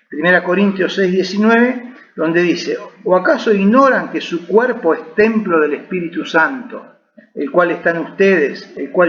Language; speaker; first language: Spanish; native; Spanish